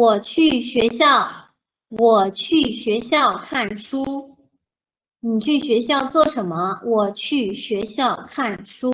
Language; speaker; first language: Chinese; non-native, fluent; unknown